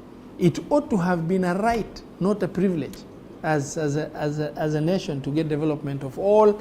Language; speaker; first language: English; non-native, local second language; Somali